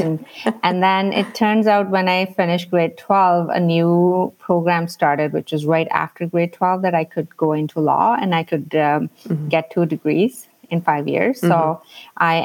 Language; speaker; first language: English; non-native, local second language; Punjabi